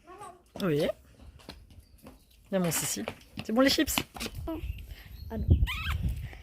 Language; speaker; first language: French; native; French